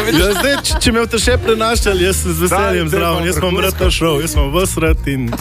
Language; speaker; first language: Slovenian; native; Slovenian